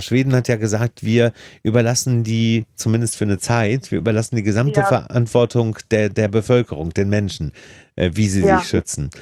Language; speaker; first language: German; native; German